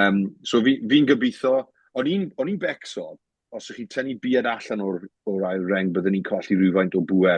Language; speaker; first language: Welsh; native; Welsh